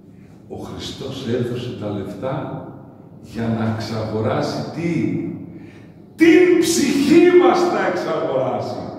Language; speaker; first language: Greek; native; Greek